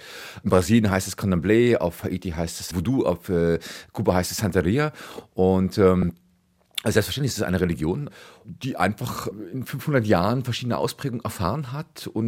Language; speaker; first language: German; native; German